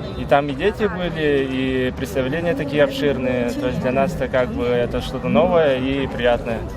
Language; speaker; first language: Russian; non-native, fluent; Chinese